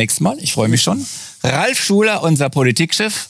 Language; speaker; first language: German; native; German